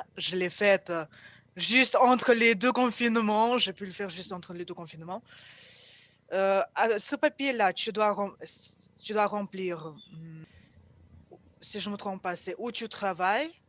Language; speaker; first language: French; non-native, fluent; Russian